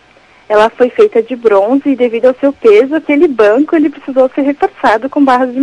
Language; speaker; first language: Portuguese; native; Portuguese